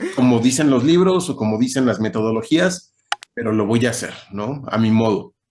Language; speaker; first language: Spanish; native; Spanish